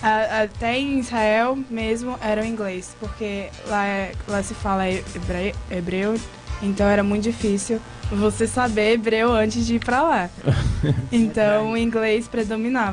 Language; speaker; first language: Portuguese; early bilingual, other home language; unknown